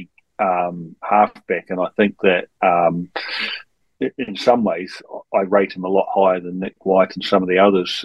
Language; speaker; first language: English; native; English